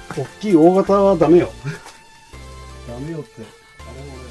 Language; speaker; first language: Japanese; native; Japanese